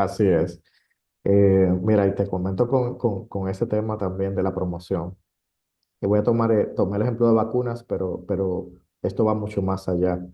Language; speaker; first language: Spanish; native; Spanish